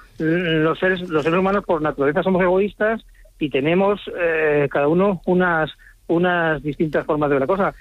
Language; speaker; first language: Spanish; native; Spanish